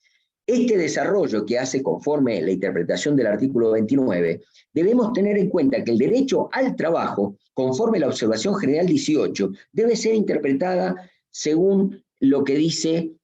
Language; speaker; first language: Spanish; native; Spanish